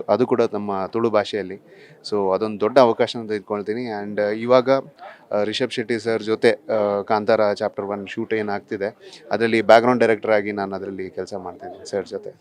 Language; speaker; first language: Kannada; non-native, local second language; Tulu